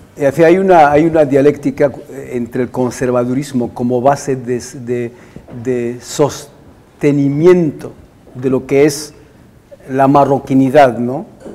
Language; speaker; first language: Spanish; non-native, fluent; Arabic